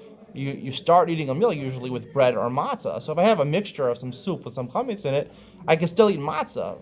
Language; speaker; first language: English; native; English